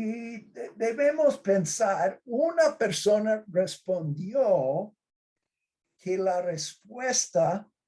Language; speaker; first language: Spanish; non-native, fluent; English